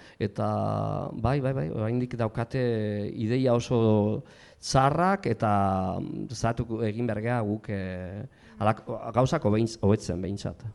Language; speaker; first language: Basque; non-native, local second language; Spanish